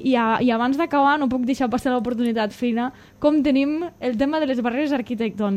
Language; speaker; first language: Catalan; native; Catalan